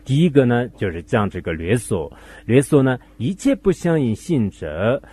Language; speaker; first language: Chinese; native; Chinese